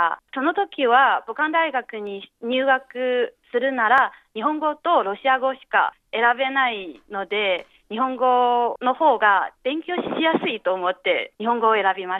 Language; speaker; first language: Japanese; non-native, fluent; Chinese